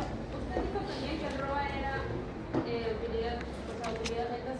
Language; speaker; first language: Spanish; native; Spanish